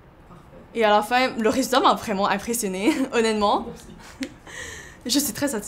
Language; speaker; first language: French; early bilingual, other home language; Chinese